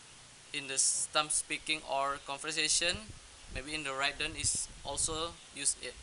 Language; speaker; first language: English; non-native, learner; Indonesian